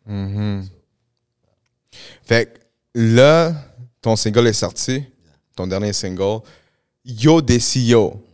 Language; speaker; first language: French; early bilingual, other home language; Spanish